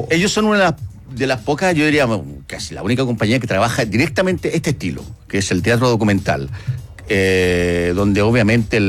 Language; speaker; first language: Spanish; native; Spanish